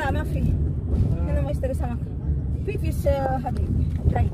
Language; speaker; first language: Arabic; non-native, learner; Filipino